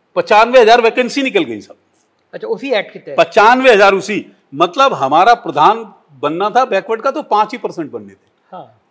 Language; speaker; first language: Hindi; native; Hindi